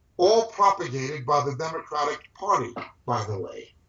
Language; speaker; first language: English; native; English